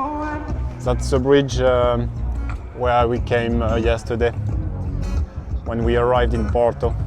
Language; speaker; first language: English; non-native, learner; French